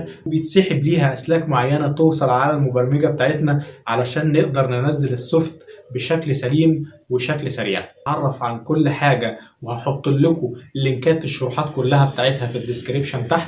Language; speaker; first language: Arabic; native; Arabic